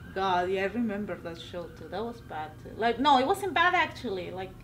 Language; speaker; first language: English; non-native, fluent; Spanish